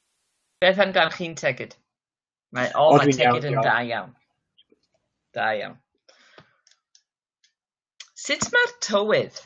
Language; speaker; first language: Welsh; non-native, learner; English